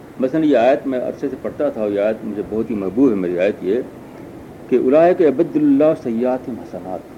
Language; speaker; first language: Urdu; native; Urdu